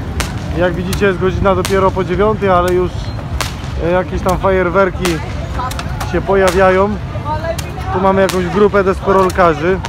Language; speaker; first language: Polish; native; Polish